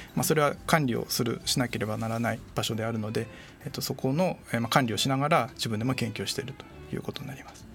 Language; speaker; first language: Japanese; native; Japanese